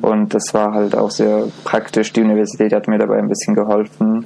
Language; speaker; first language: German; non-native, fluent; Azerbaijani